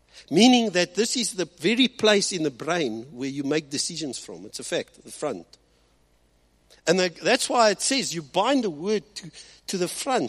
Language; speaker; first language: English; early bilingual, other home language; Afrikaans